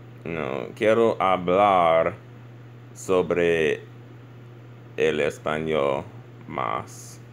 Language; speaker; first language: Spanish; non-native, learner; English